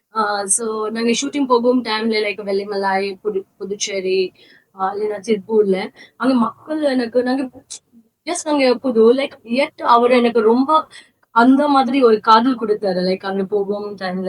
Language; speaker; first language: Tamil; non-native, learner; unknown